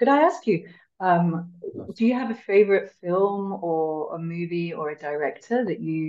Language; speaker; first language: English; native; English